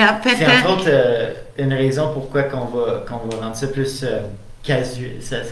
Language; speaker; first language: French; native; French